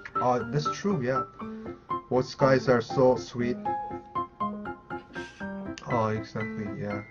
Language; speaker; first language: English; non-native, fluent; Korean